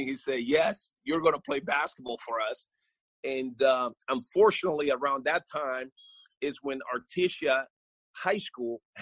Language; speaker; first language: English; non-native, fluent; Spanish